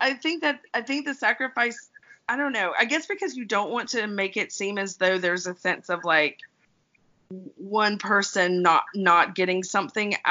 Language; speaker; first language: English; native; English